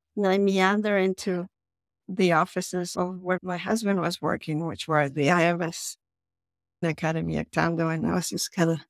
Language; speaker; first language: English; non-native, fluent; Spanish